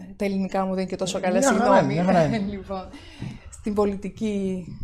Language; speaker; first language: Greek; early bilingual, heritage; Swedish